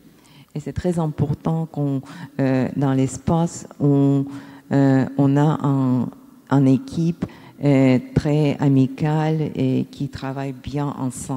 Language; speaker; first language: French; non-native, learner; Russian